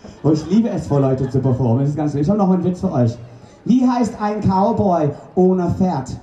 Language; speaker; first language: German; non-native, fluent; English